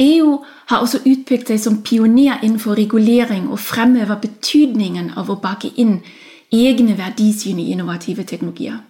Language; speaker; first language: Norwegian; non-native, fluent; German